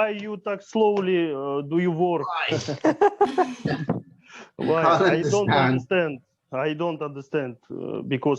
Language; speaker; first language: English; non-native, learner; Russian